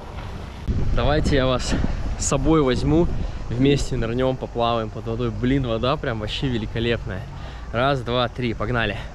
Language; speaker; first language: Russian; native; Russian